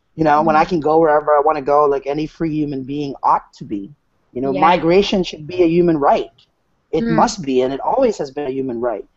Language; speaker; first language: English; non-native, local second language; Filipino